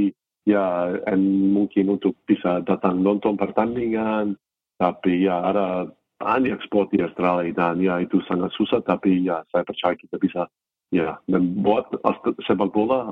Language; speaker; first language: Indonesian; non-native, fluent; English